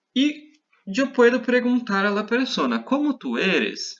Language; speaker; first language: Spanish; non-native, fluent; Portuguese